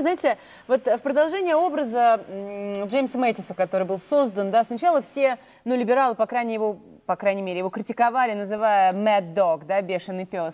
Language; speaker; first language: Russian; native; Russian